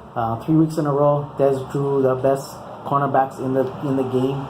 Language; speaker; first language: English; native; English